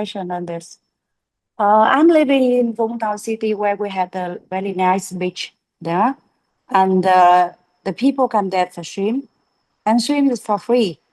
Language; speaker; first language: English; non-native, learner; Vietnamese